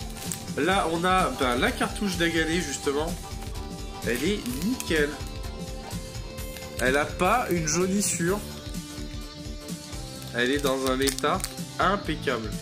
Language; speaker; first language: French; native; French